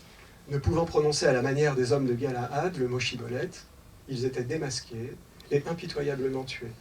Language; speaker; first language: French; native; French